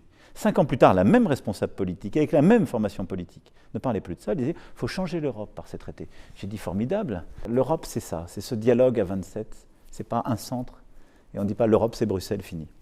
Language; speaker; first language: French; native; French